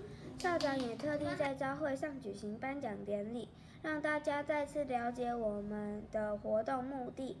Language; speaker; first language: Chinese; native; Chinese